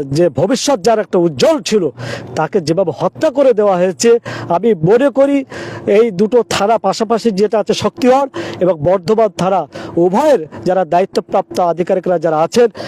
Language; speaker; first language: Bangla; native; Bangla